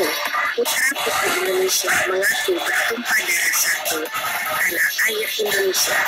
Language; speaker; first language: Indonesian; native; Indonesian